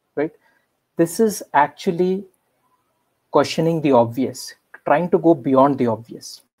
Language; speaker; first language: English; non-native, local second language; Marathi